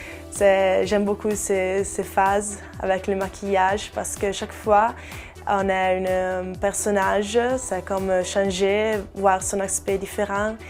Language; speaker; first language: French; non-native, local second language; Italian